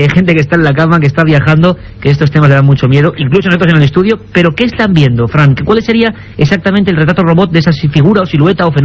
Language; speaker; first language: Spanish; native; Spanish